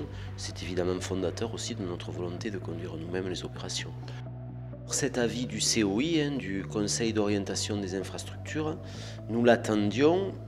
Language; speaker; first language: French; native; French